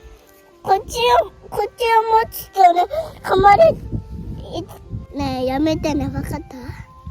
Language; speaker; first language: Japanese; native; Japanese